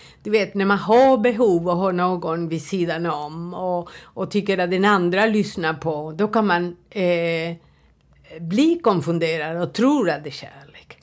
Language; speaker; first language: Swedish; non-native, fluent; Spanish